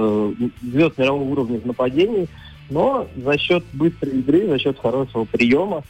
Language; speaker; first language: Russian; native; Russian